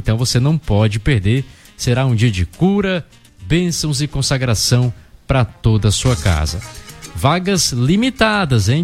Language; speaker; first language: Portuguese; native; Portuguese